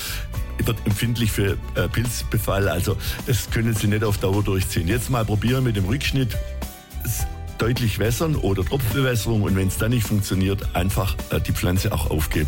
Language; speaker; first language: German; native; German